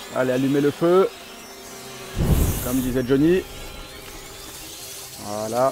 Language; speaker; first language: French; native; French